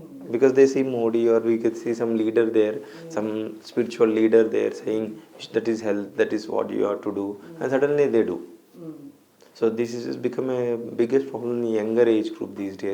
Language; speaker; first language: English; non-native, local second language; Telugu